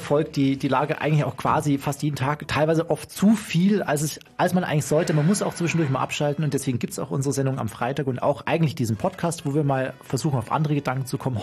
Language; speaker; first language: German; native; German